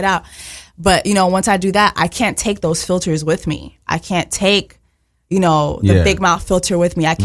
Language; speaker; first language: English; early bilingual, other home language; Haitian Creole